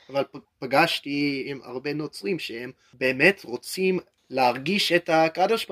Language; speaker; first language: Hebrew; non-native, learner; English